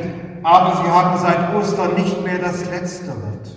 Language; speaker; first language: German; native; German